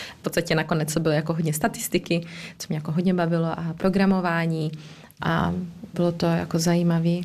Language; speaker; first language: Czech; early bilingual, heritage; Czech